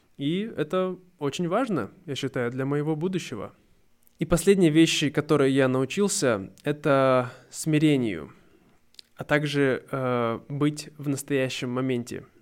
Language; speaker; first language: Russian; native; Russian